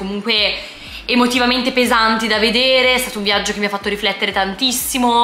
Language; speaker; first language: Italian; native; Italian